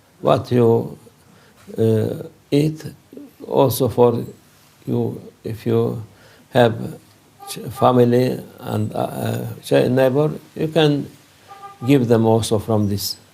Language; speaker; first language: English; non-native, learner; Turkish